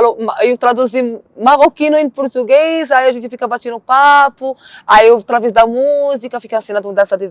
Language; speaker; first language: Portuguese; non-native, learner; Arabic